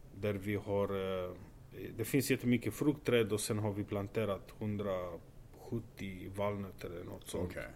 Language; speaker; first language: Swedish; non-native, fluent; Romanian